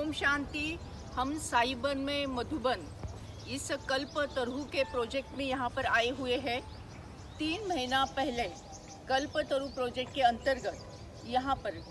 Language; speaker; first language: Hindi; non-native, local second language; Marathi